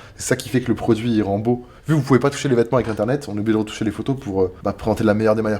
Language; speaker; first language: French; native; French